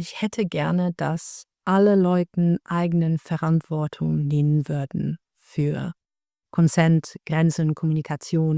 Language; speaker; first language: German; non-native, fluent; Dutch